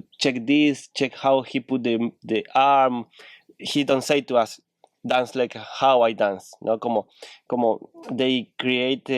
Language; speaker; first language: English; non-native, learner; Spanish